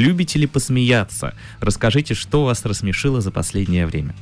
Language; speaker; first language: Russian; native; Russian